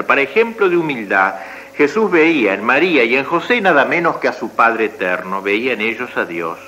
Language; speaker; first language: Spanish; native; Spanish